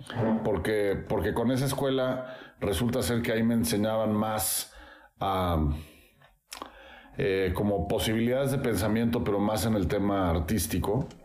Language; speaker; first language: Spanish; native; Spanish